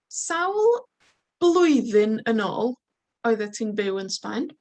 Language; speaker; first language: Welsh; non-native, fluent; Spanish